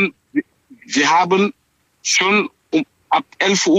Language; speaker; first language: German; non-native, fluent; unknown